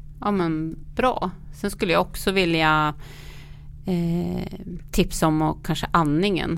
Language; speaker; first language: Swedish; native; Swedish